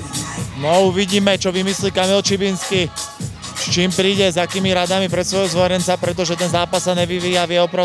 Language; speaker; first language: Slovak; native; Slovak